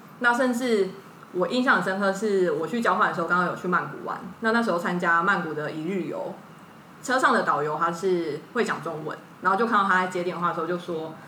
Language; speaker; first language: Chinese; native; Chinese